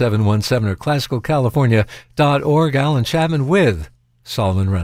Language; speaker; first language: English; native; English